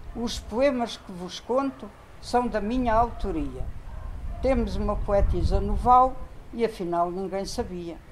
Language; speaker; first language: Portuguese; native; Portuguese